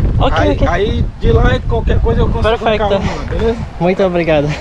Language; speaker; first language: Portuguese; non-native, learner; Ukrainian